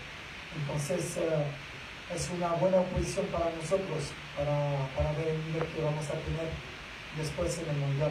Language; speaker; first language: Spanish; non-native, fluent; French